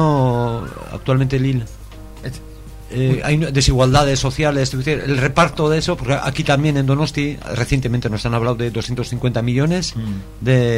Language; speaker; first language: Spanish; native; Spanish